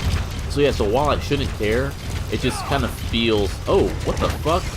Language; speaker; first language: English; native; English